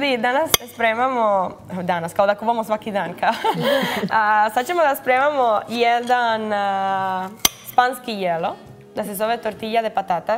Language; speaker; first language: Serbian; non-native, learner; Spanish